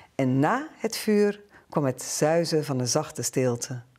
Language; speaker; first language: Dutch; native; Dutch